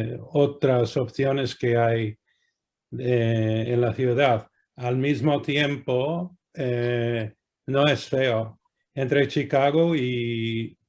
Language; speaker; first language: Spanish; non-native, fluent; English